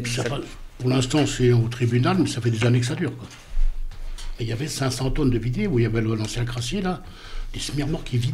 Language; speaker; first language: French; native; French